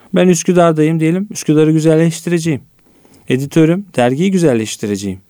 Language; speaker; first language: Turkish; native; Turkish